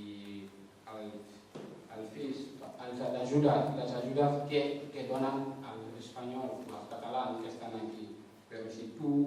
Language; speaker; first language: Catalan; non-native, fluent; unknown